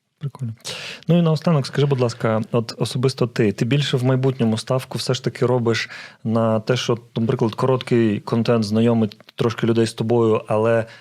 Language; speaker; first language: Ukrainian; native; Ukrainian